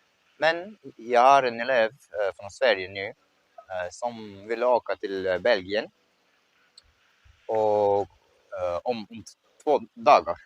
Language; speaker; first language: Swedish; non-native, learner; French